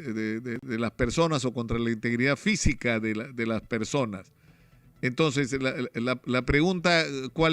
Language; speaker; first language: Spanish; native; Spanish